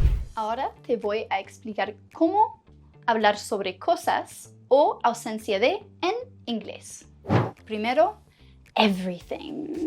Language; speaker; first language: Spanish; non-native, fluent; English